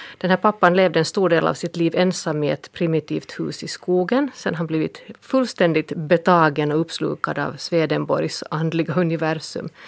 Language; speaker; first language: Swedish; native; Swedish